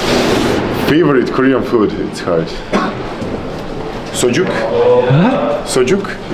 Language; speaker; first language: English; non-native, fluent; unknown